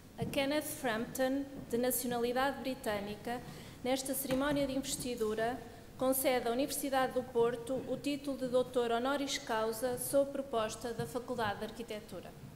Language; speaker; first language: Portuguese; native; Portuguese